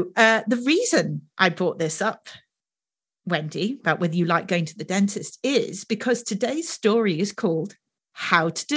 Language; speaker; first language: English; native; English